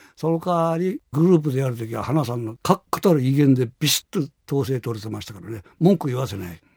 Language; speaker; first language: Japanese; native; Japanese